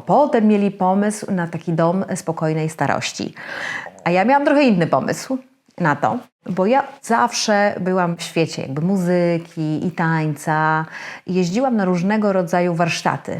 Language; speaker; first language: Polish; native; Polish